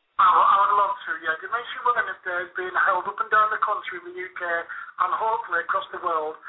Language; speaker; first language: English; native; English